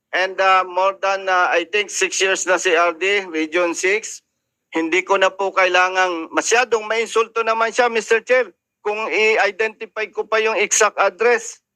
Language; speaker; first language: Filipino; native; Filipino